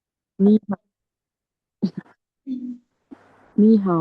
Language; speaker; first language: Chinese; non-native, learner; Lao